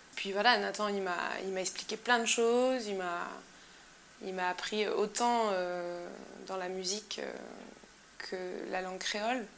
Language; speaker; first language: French; native; French